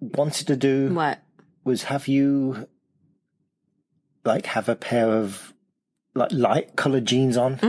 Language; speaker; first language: English; native; English